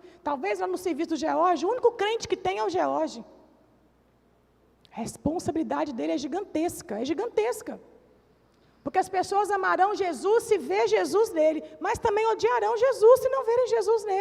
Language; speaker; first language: Portuguese; native; Portuguese